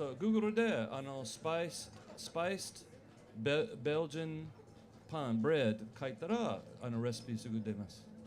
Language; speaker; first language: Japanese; non-native, learner; English